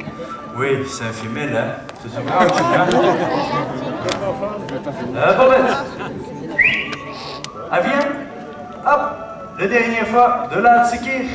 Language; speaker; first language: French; non-native, learner; Dutch